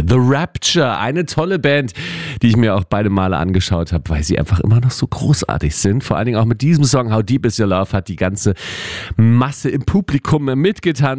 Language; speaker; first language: German; native; German